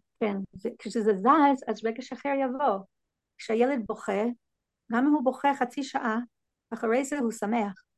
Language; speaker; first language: Hebrew; non-native, fluent; English